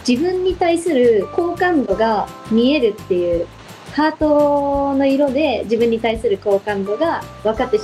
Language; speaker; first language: Japanese; native; Japanese